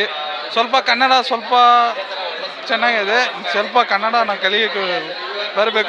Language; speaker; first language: Kannada; non-native, learner; Tamil